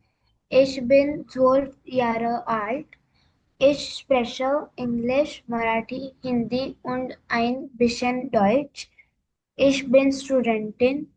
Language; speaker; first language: German; non-native, learner; Marathi